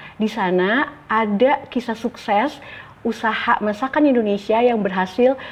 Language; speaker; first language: Indonesian; native; Indonesian